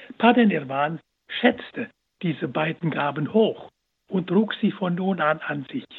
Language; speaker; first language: German; native; German